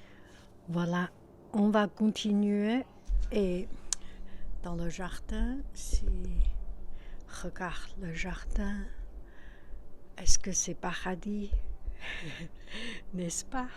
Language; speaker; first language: French; non-native, fluent; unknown